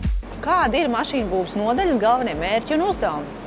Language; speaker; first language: Latvian; native; Latvian